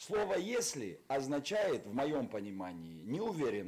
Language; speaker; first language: Polish; non-native, learner; Russian